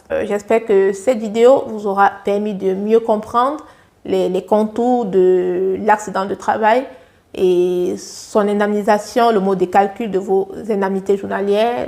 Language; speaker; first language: French; native; French